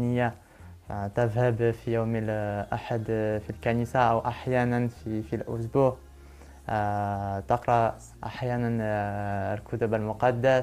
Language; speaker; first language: Arabic; non-native, learner; French